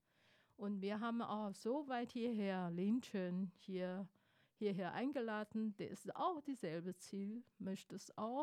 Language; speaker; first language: German; non-native, fluent; Chinese